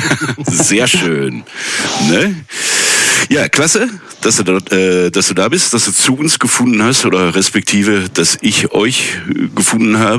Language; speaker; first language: German; native; German